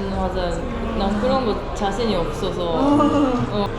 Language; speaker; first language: Korean; non-native, learner; Japanese